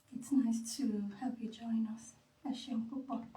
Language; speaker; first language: English; non-native, local second language; Yoruba